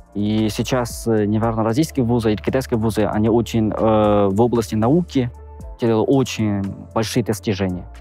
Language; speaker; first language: Russian; non-native, fluent; Chinese